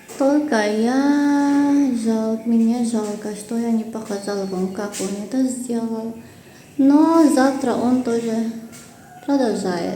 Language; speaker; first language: Russian; non-native, learner; Filipino